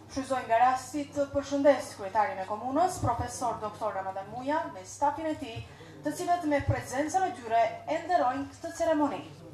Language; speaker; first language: Albanian; native; Albanian